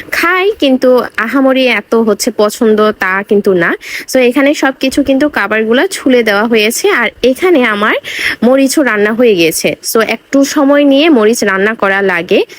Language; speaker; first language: Bangla; non-native, local second language; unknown